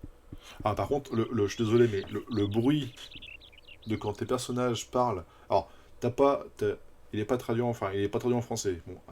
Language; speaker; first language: French; native; French